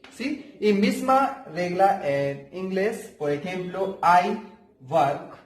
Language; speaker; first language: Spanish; non-native, fluent; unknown